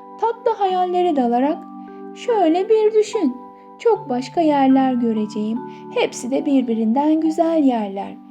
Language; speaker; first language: Turkish; native; Turkish